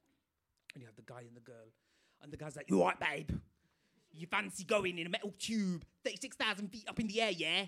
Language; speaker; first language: English; native; English